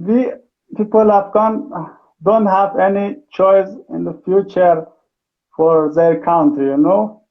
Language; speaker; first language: English; non-native, learner; Persian